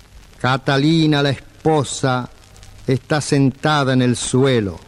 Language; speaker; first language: Spanish; native; Spanish